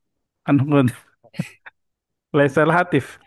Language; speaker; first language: Arabic; non-native, fluent; Indonesian